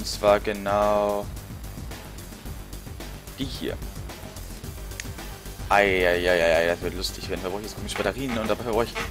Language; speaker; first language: German; native; German